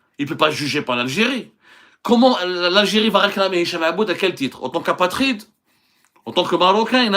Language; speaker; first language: French; non-native, local second language; Arabic